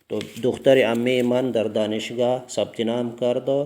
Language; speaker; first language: Persian; non-native, fluent; Urdu